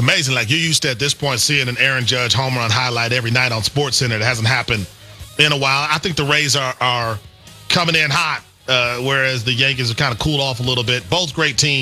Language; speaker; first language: English; native; English